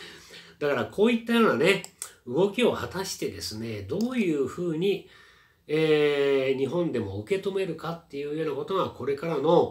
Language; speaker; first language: Japanese; native; Japanese